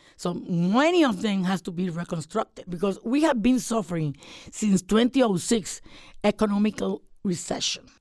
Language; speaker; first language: English; non-native, fluent; Spanish